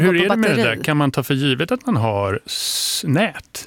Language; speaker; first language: Swedish; non-native, fluent; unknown